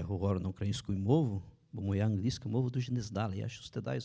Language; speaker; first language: Ukrainian; early bilingual, heritage; Portuguese